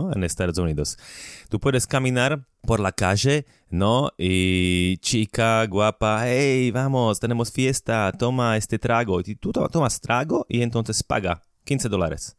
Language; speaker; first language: Spanish; non-native, fluent; Slovak